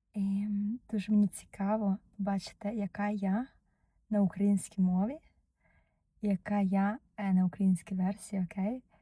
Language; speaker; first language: Ukrainian; non-native, fluent; Russian